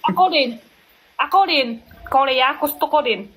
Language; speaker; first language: Filipino; non-native, learner; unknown